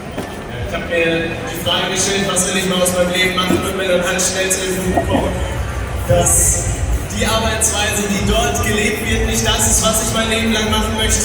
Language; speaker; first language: German; native; German